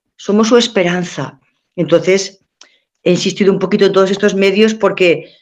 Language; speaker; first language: Spanish; native; Spanish